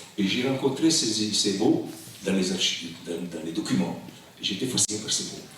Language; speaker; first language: French; non-native, local second language; Italian